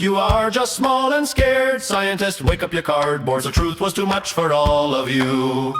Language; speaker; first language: English; non-native, fluent; Finnish